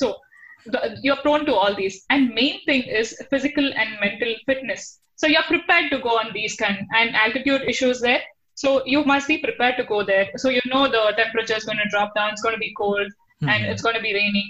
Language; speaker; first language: English; non-native, local second language; Tulu